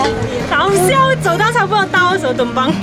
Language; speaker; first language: Chinese; native; Chinese